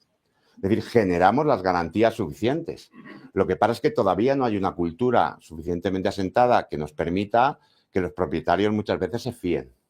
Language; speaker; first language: Spanish; native; Spanish